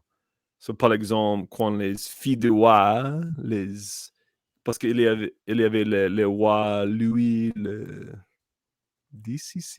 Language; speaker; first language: French; non-native, learner; English